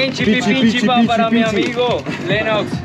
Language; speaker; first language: Spanish; native; Spanish